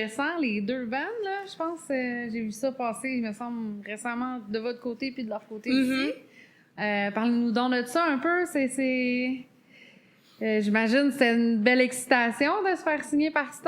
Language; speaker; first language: French; native; French